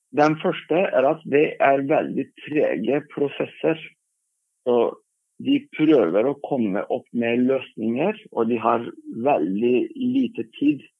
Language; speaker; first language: Norwegian; non-native, fluent; Turkish